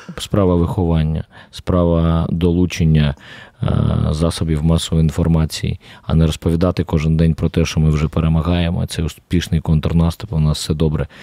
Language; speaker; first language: Ukrainian; native; Ukrainian